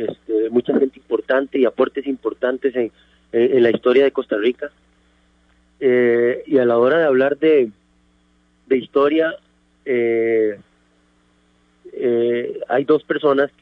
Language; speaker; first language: Spanish; native; Spanish